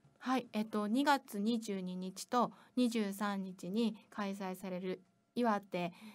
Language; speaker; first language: Japanese; native; Japanese